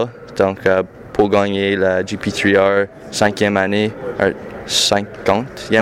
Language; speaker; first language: French; non-native, local second language; English